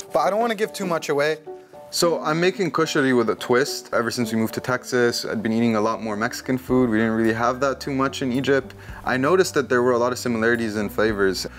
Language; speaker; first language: English; early bilingual, other home language; Arabic